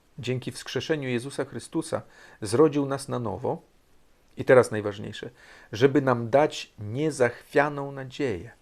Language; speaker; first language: Polish; early bilingual, heritage; Polish